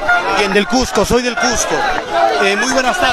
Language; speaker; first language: Spanish; native; Spanish